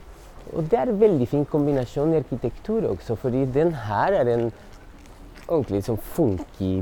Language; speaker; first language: Norwegian; non-native, fluent; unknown